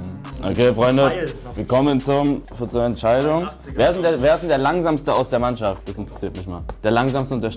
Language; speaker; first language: German; native; German